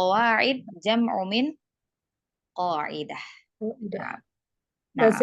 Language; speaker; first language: Arabic; non-native, fluent; Indonesian